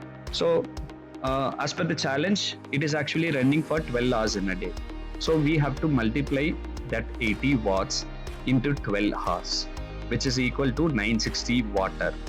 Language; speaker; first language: English; non-native, local second language; Tamil